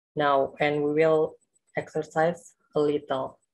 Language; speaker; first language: English; non-native, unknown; Indonesian